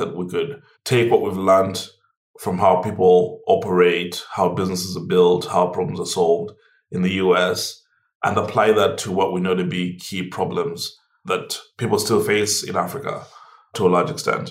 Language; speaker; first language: English; non-native, local second language; Ganda